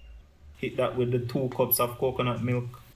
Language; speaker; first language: English; native; English